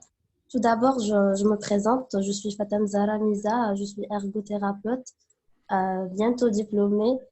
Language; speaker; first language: French; non-native, local second language; Arabic